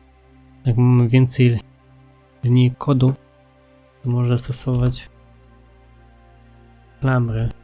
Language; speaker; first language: Polish; non-native, fluent; Russian